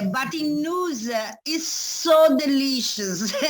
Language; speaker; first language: English; non-native, learner; Portuguese